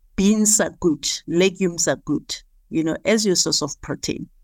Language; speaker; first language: English; non-native, local second language; Southern Sotho